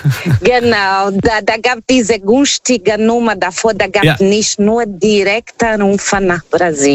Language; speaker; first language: German; non-native, learner; Portuguese